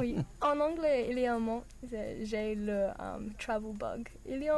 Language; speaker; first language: French; non-native, learner; English